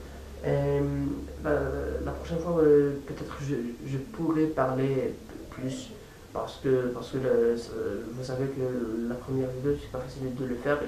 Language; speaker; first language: French; non-native, fluent; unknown